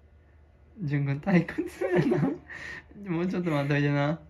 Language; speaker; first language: Japanese; native; Japanese